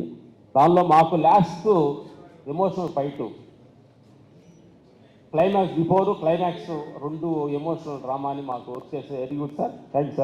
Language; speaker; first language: Telugu; native; Telugu